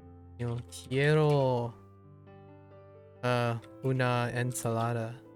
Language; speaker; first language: Spanish; non-native, learner; English